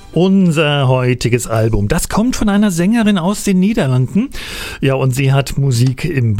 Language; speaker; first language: German; native; German